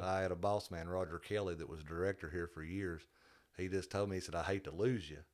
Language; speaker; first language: English; native; English